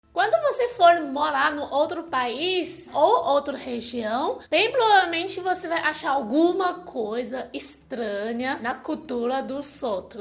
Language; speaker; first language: Portuguese; non-native, fluent; Chinese